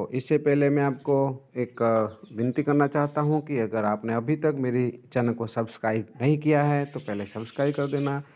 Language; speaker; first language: Hindi; non-native, local second language; Gujarati